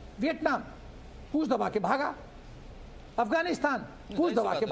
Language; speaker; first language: Hindi; native; Hindi